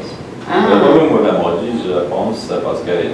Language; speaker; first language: French; non-native, learner; Polish